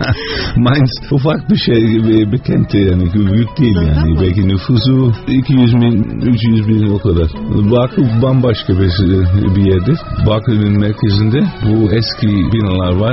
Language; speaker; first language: Turkish; non-native, fluent; Dutch